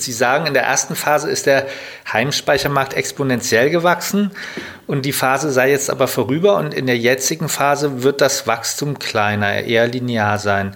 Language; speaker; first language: German; native; German